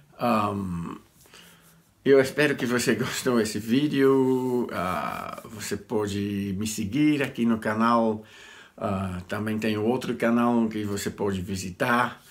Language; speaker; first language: Portuguese; non-native, learner; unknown